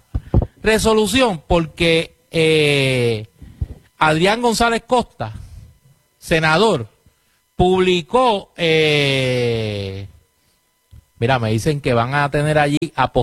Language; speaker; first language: Spanish; native; Spanish